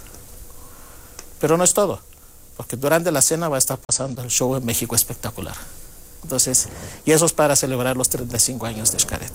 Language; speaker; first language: Spanish; non-native, fluent; Greek